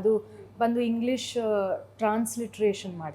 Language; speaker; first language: Kannada; non-native, local second language; Malayalam